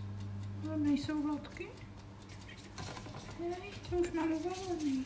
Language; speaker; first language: Czech; native; Czech